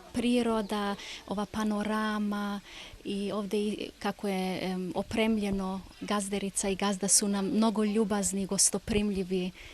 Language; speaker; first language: Bosnian; early bilingual, heritage; Serbian